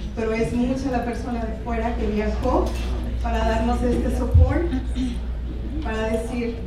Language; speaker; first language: Spanish; early bilingual, heritage; Spanish